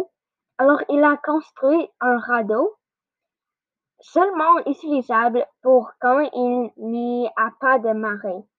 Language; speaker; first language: French; non-native, learner; English